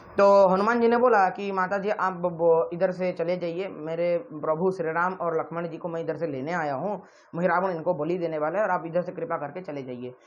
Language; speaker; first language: Hindi; non-native, local second language; Odia